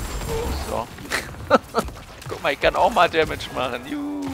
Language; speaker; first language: German; native; German